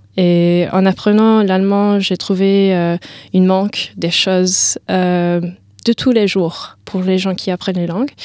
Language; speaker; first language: French; non-native, learner; English